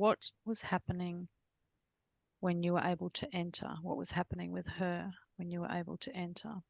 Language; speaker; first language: English; native; English